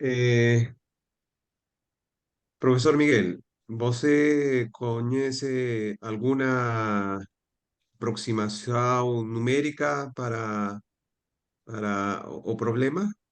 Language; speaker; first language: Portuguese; non-native, learner; Spanish